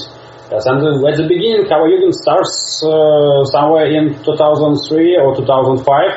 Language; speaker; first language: English; non-native, learner; Russian